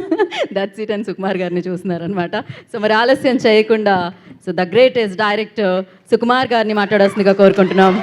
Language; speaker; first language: Telugu; native; Telugu